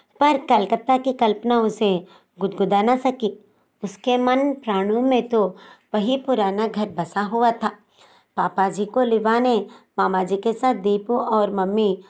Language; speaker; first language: Hindi; non-native, local second language; Telugu